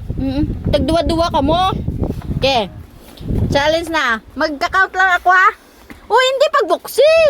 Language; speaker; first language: Filipino; non-native, local second language; Hiligaynon